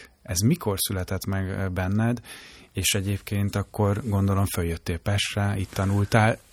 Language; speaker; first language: Hungarian; native; Hungarian